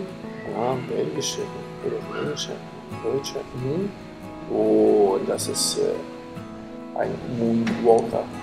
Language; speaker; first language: German; non-native, fluent; Ukrainian